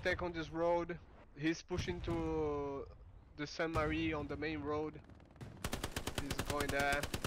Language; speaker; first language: English; non-native, fluent; Portuguese